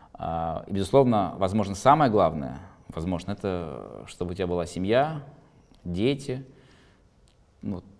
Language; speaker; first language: Russian; native; Russian